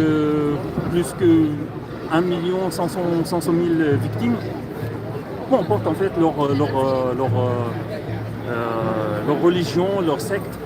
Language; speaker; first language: French; non-native, fluent; Arabic